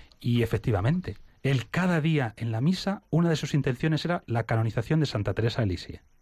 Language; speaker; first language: Spanish; native; Spanish